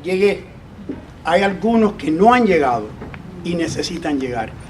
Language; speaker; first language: Spanish; early bilingual, other home language; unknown